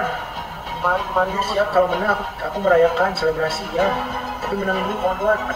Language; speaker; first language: Indonesian; native; Indonesian